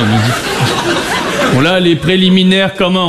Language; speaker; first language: French; native; French